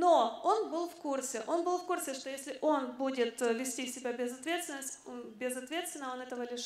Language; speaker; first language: Russian; native; Russian